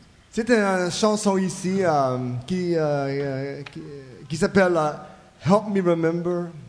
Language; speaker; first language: French; non-native, learner; English